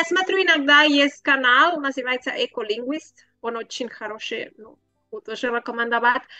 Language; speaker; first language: Russian; non-native, learner; Spanish